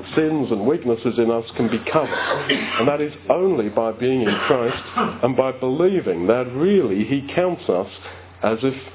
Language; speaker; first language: English; native; English